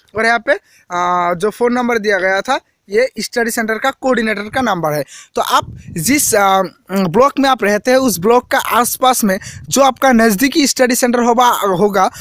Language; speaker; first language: Hindi; non-native, local second language; Assamese